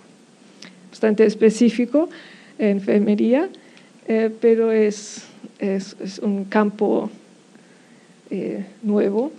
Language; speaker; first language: Spanish; non-native, fluent; German